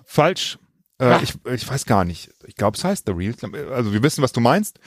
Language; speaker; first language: German; native; German